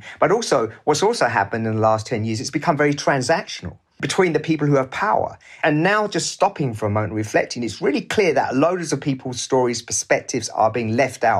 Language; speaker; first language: English; native; English